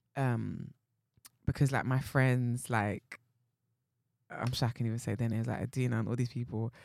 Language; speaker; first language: English; native; English